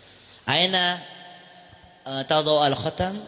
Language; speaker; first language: Arabic; non-native, fluent; Indonesian